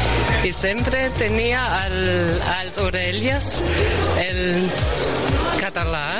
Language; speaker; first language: Catalan; non-native, learner; German